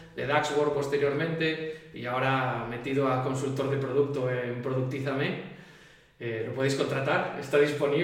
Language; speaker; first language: Spanish; native; Spanish